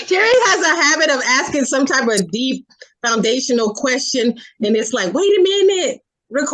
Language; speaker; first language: English; native; English